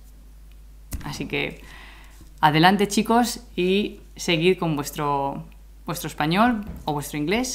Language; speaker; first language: Spanish; native; Spanish